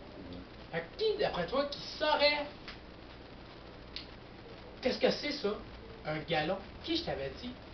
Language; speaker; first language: French; native; French